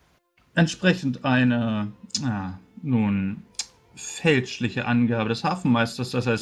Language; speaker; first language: German; native; German